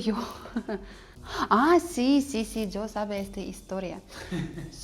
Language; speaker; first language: Spanish; non-native, learner; Russian